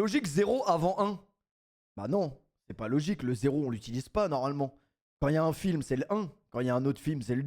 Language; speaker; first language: French; native; French